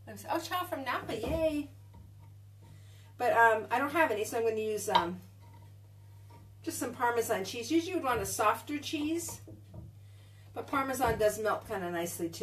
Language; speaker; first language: English; native; English